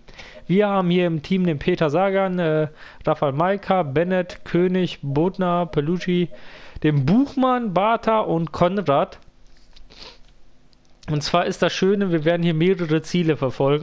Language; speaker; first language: German; native; German